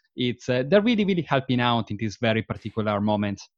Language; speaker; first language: English; non-native, fluent; Italian